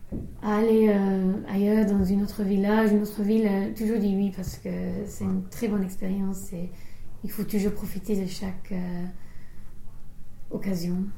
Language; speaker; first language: French; non-native, fluent; English